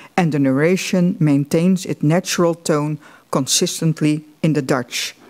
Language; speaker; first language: English; non-native, fluent; Dutch